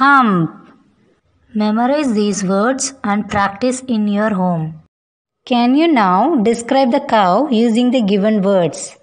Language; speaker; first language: English; non-native, local second language; Tamil